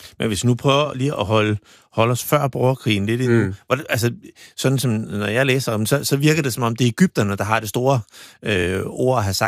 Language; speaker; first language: Danish; native; Danish